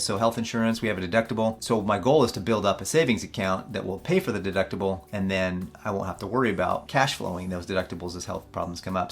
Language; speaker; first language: English; native; English